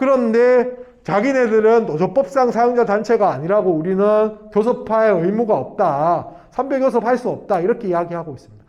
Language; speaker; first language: Korean; native; Korean